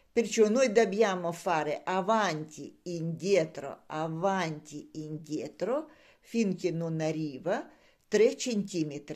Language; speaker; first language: Italian; non-native, learner; Russian